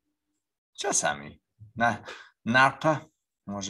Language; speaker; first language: Polish; non-native, learner; English